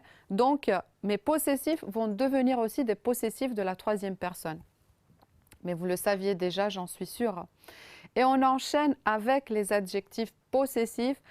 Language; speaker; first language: French; non-native, fluent; Romanian